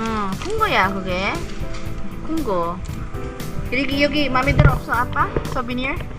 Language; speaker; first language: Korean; non-native, learner; Filipino